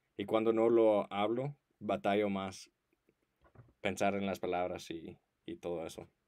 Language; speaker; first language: Spanish; non-native, fluent; English